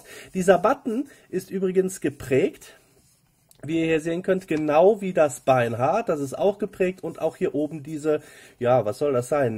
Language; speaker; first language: German; native; German